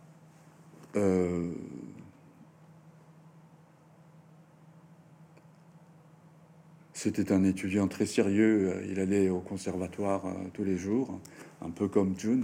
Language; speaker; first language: French; non-native, fluent; Japanese